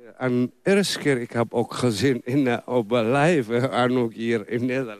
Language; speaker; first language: Dutch; non-native, learner; Somali